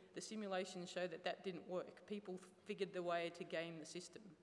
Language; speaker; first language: English; native; English